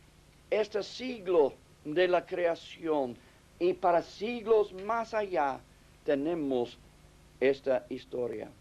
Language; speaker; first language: Spanish; non-native, fluent; English